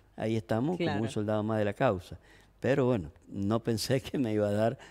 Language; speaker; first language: Spanish; native; Spanish